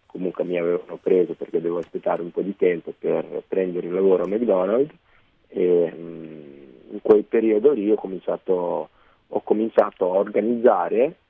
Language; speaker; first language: Italian; early bilingual, other home language; Serbian